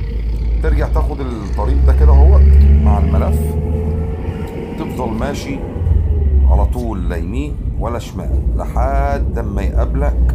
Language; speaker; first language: Arabic; native; Arabic